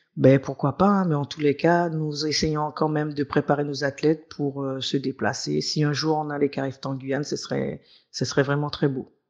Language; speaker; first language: French; native; French